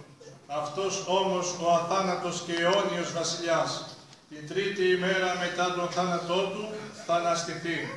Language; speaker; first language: Greek; native; Greek